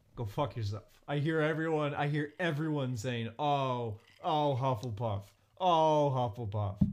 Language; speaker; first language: English; native; English